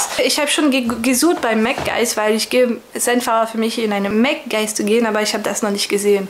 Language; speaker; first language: German; non-native, fluent; French